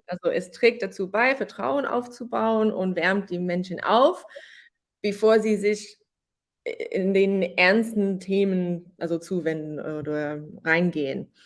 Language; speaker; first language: German; non-native, fluent; English